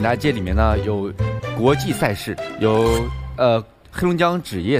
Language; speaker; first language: Chinese; native; Chinese